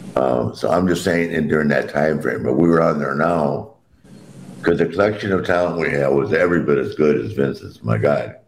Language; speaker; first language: English; native; English